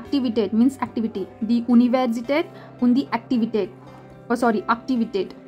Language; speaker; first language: German; non-native, learner; Hindi